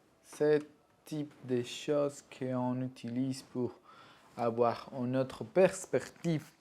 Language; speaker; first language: French; non-native, learner; Spanish